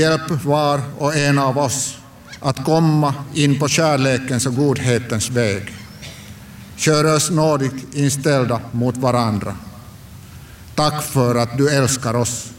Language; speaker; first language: Swedish; non-native, local second language; Finnish